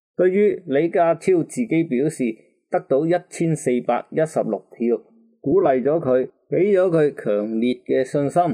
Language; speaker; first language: Cantonese; native; Cantonese